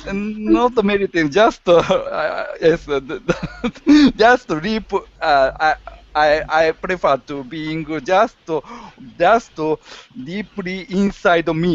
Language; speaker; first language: English; non-native, learner; Japanese